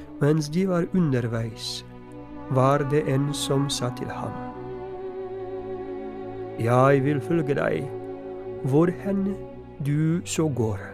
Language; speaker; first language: Norwegian; non-native, fluent; Polish